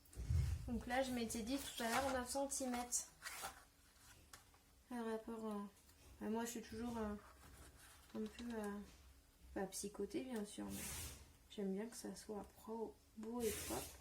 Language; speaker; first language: French; native; French